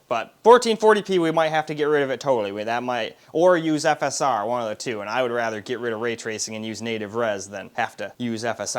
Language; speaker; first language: English; native; English